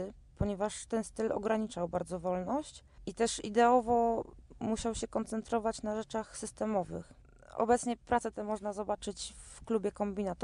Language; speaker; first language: Polish; native; Polish